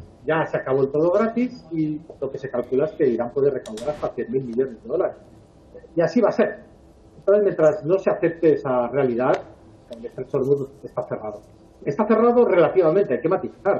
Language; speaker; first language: Spanish; native; Spanish